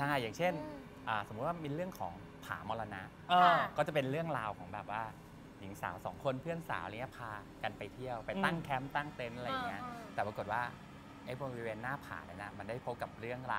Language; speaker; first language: Thai; native; Thai